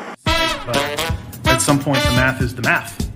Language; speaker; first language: English; native; English